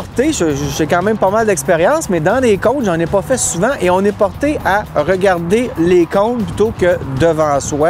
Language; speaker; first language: French; native; French